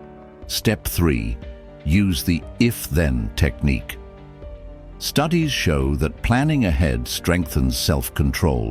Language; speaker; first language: English; native; English